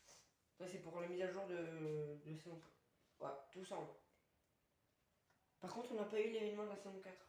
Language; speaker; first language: French; native; French